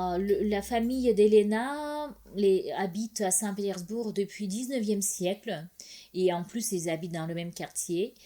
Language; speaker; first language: French; non-native, fluent; Russian